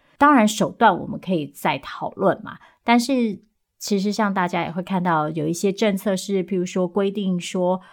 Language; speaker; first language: Chinese; native; Chinese